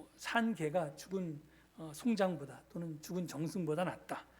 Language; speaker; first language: Korean; native; Korean